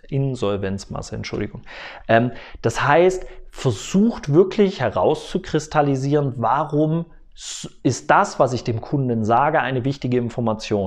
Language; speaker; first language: German; native; German